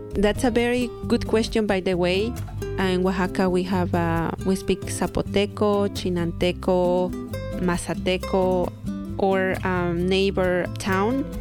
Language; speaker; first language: English; non-native, fluent; Spanish